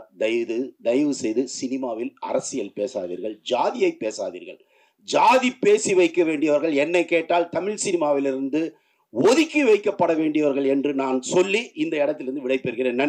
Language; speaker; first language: Tamil; native; Tamil